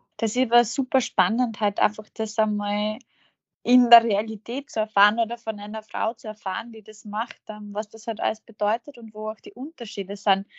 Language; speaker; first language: German; native; German